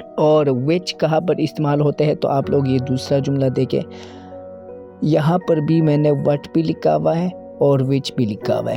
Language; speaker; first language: Urdu; non-native, local second language; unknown